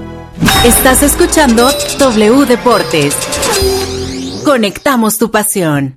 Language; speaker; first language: Spanish; native; Spanish